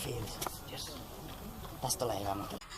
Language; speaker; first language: Finnish; native; Finnish